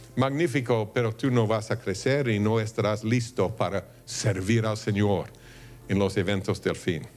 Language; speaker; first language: Spanish; non-native, fluent; English